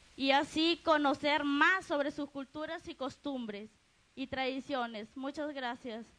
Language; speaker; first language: Spanish; native; Spanish